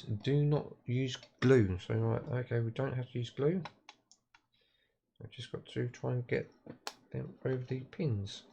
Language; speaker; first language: English; native; English